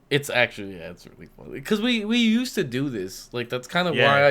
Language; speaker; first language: English; native; English